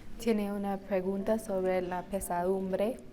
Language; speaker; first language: Spanish; non-native, fluent; English